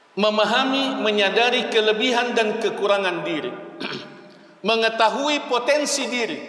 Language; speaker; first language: Malay; non-native, local second language; Buginese